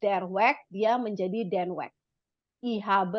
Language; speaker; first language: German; non-native, fluent; Indonesian